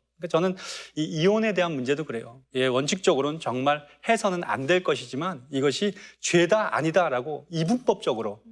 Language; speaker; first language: Korean; native; Korean